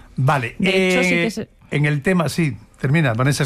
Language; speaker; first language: Spanish; native; Spanish